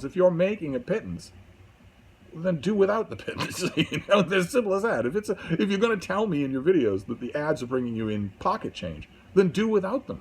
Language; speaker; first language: English; native; English